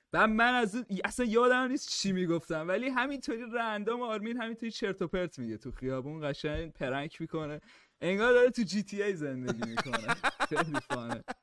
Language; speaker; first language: Persian; native; Persian